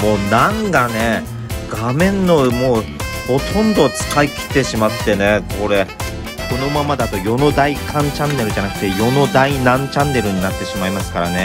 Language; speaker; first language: Japanese; native; Japanese